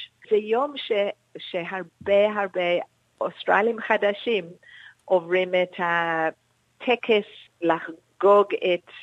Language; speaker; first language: Hebrew; non-native, fluent; English